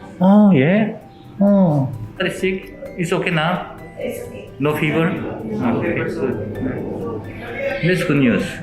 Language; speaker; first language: English; non-native, learner; Korean